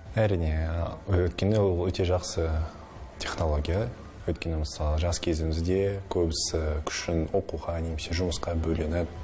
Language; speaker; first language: Kazakh; non-native, local second language; Russian